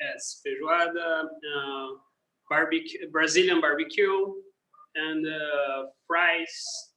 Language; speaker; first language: English; non-native, learner; Portuguese